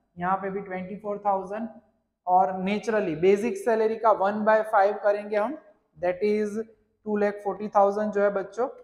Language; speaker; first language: Hindi; non-native, local second language; Gujarati